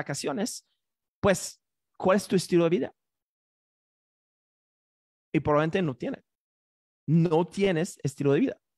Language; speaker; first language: Spanish; non-native, fluent; French